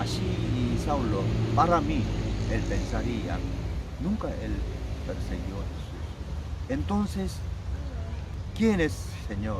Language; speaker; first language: Spanish; non-native, learner; Korean